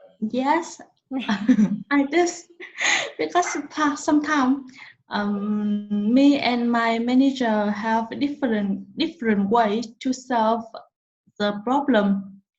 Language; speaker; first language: English; non-native, learner; Vietnamese